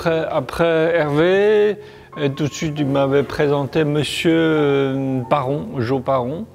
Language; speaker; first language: French; non-native, learner; Chinese